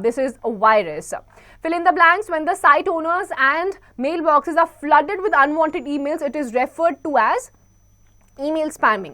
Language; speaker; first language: English; non-native, local second language; Hindi